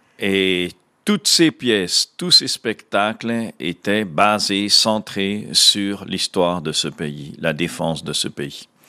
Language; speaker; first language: French; native; French